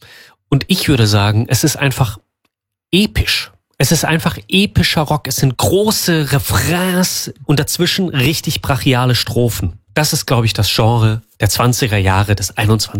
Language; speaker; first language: German; native; German